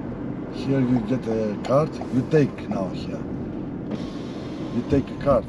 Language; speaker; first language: English; non-native, learner; Greek